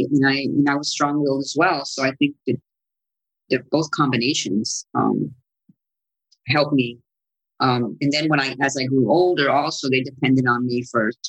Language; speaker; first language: English; non-native, fluent; Italian